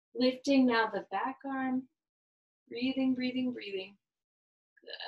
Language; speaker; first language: English; native; English